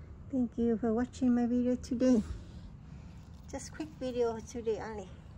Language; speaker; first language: English; non-native, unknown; Vietnamese